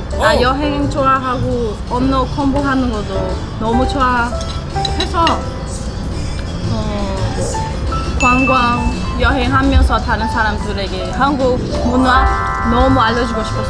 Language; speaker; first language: Korean; non-native, learner; Portuguese